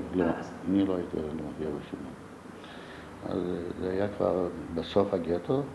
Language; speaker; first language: Hebrew; non-native, fluent; Yiddish